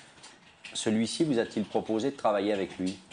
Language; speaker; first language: French; native; French